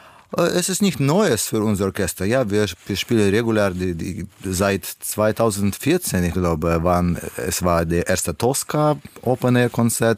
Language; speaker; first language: German; non-native, learner; Russian